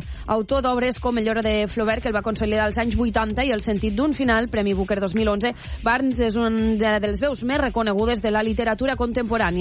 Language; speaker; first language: Catalan; native; Catalan